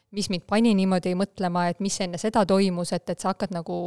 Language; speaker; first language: Estonian; non-native, local second language; Russian